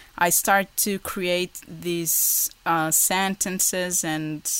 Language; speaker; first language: English; non-native, fluent; Portuguese